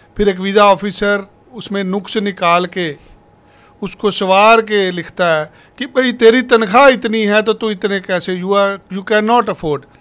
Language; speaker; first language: Hindi; native; Hindi